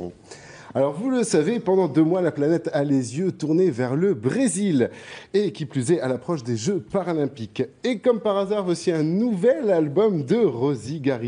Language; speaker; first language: French; native; French